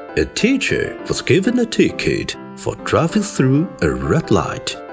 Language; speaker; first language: English; non-native, fluent; Chinese